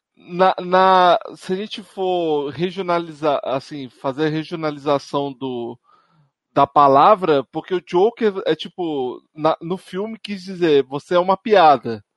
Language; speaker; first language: Portuguese; native; Portuguese